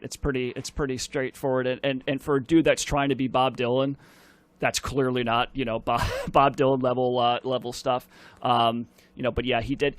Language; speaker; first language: English; native; English